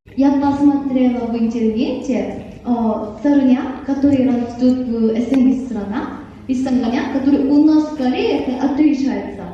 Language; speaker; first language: Russian; non-native, fluent; Korean